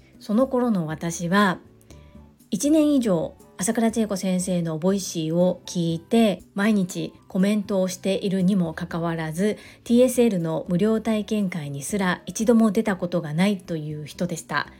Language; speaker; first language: Japanese; native; Japanese